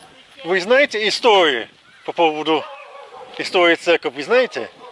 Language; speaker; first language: Russian; non-native, learner; English